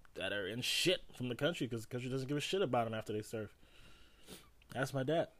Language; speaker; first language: English; native; English